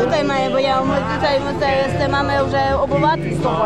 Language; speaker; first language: Polish; non-native, local second language; Ukrainian